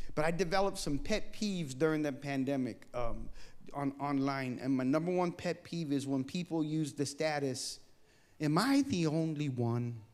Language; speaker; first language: English; native; English